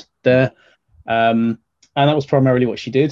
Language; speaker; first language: English; native; English